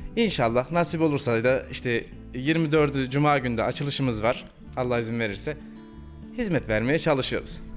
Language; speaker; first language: Turkish; native; Turkish